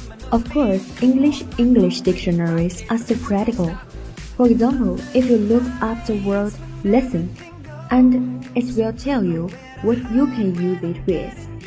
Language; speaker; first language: English; non-native, fluent; Chinese